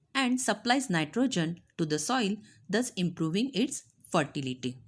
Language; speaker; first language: English; non-native, local second language; Marathi